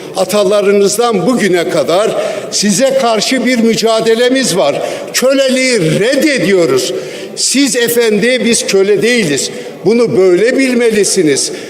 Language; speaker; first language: Turkish; non-native, local second language; Kurdish